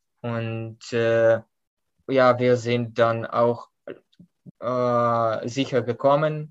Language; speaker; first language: German; non-native, fluent; Ukrainian